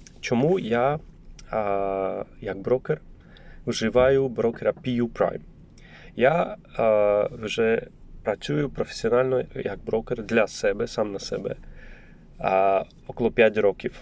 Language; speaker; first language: Ukrainian; non-native, learner; Polish